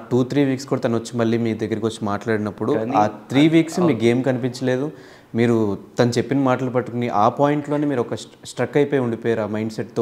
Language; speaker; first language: Telugu; native; Telugu